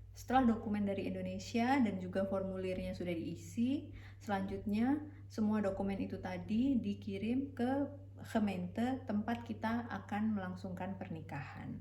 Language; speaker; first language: Indonesian; native; Indonesian